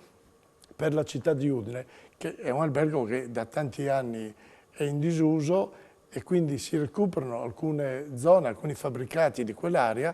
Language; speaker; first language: Italian; native; Italian